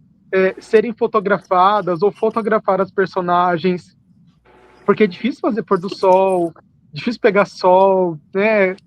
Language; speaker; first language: Portuguese; native; Portuguese